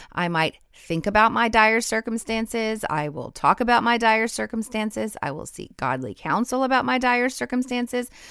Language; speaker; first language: English; native; English